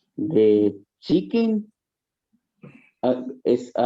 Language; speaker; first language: English; non-native, learner; Spanish